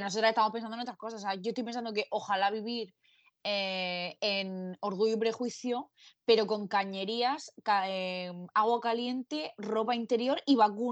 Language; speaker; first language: Spanish; native; Spanish